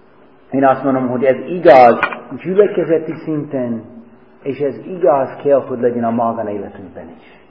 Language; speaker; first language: Hungarian; non-native, fluent; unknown